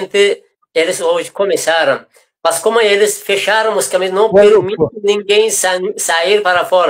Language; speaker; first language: Portuguese; non-native, fluent; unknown